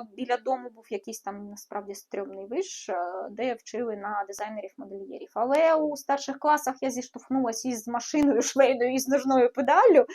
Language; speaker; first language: Ukrainian; non-native, local second language; Russian